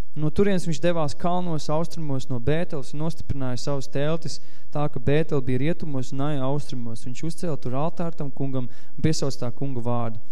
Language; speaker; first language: Latvian; native; Latvian